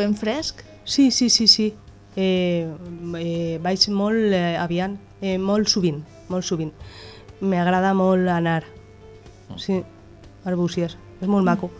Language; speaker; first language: Catalan; non-native, local second language; Spanish